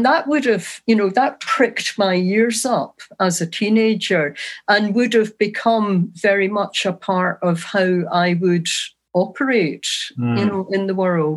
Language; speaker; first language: English; native; English